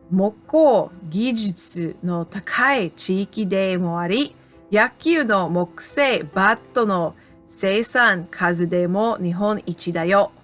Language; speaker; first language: Japanese; non-native, fluent; English